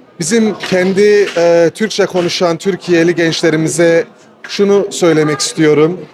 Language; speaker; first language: Turkish; early bilingual, other home language; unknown